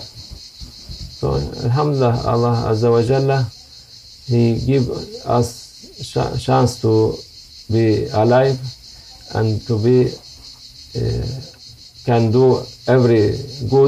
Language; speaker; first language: English; non-native, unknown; Turkish